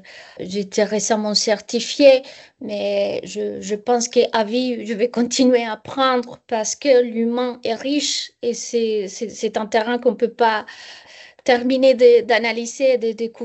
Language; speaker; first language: French; non-native, fluent; Spanish